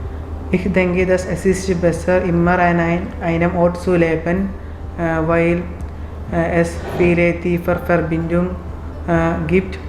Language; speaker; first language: German; non-native, learner; Malayalam